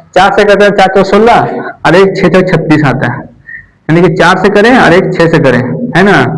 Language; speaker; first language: Hindi; native; Hindi